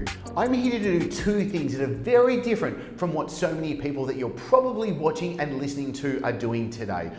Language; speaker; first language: English; native; English